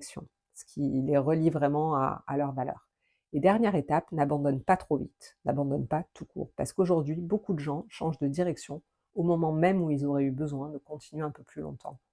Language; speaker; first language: French; native; French